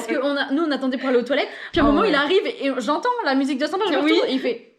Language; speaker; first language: French; native; French